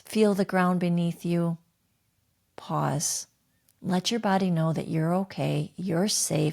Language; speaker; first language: English; native; English